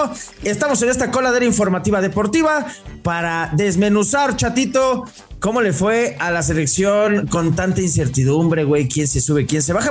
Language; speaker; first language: Spanish; native; Spanish